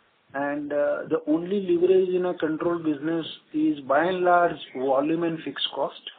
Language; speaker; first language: English; non-native, local second language; Gujarati